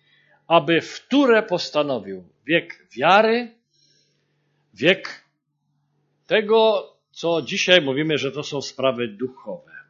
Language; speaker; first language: Polish; native; Polish